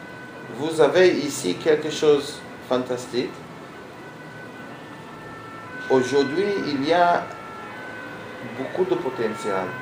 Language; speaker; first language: French; non-native, learner; Hebrew